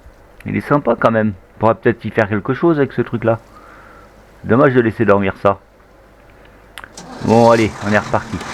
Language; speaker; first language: French; native; French